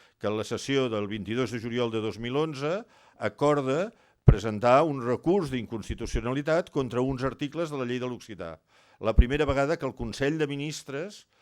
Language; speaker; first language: Catalan; non-native, local second language; Occitan